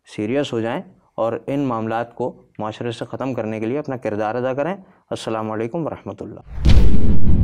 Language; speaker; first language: Urdu; native; Urdu